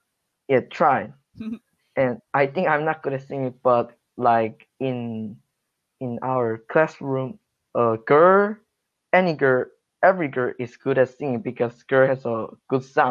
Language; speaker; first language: English; non-native, learner; Korean